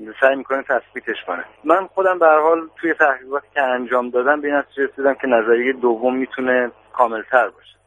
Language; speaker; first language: Persian; native; Persian